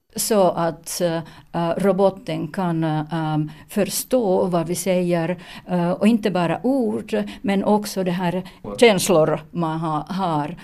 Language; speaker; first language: Swedish; non-native, learner; Finnish